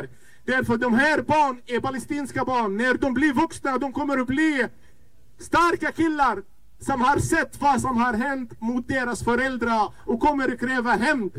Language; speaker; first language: Swedish; non-native, fluent; Arabic